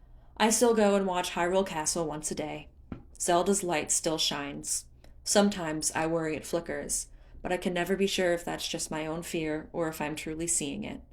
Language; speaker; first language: English; native; English